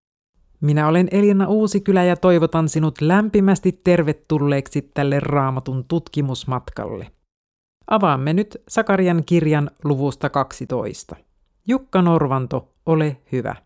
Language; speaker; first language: Finnish; native; Finnish